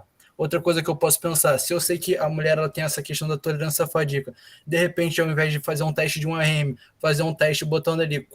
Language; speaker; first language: Portuguese; native; Portuguese